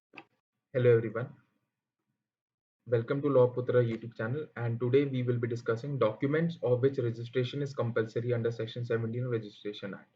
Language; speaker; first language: English; non-native, local second language; Hindi